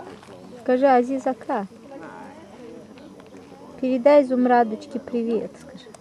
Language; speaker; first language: Russian; native; Russian